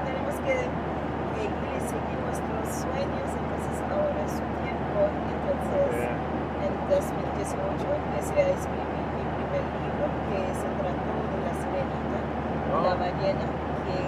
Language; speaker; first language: Spanish; non-native, fluent; Haitian Creole